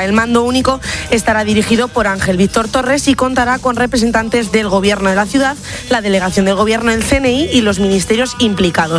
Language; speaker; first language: Spanish; native; Spanish